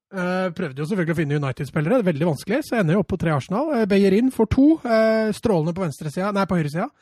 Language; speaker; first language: Norwegian; native; Norwegian